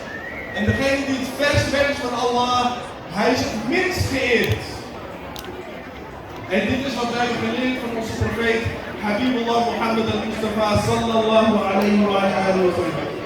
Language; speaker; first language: Dutch; early bilingual, other home language; Indonesian